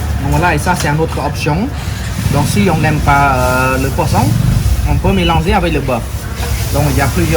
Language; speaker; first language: French; non-native, fluent; Khmer